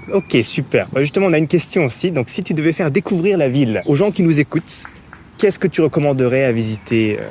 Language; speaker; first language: French; native; French